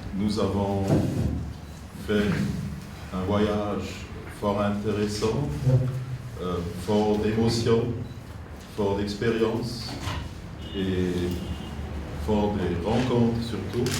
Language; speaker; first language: French; non-native, fluent; German